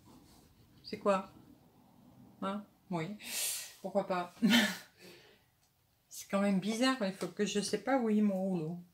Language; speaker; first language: French; native; French